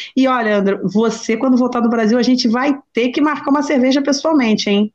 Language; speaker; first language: Portuguese; native; Portuguese